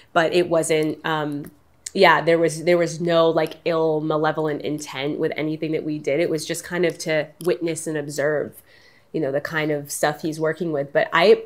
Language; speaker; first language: English; native; English